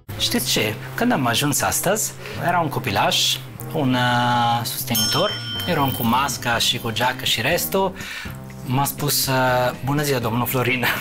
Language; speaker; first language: Romanian; non-native, fluent; Italian